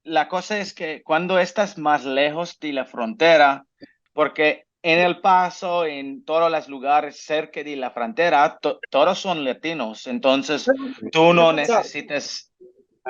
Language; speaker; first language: Spanish; non-native, learner; English